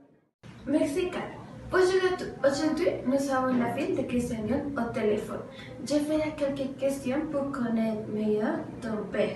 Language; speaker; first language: French; non-native, learner; Spanish